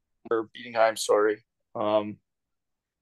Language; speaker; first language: English; native; English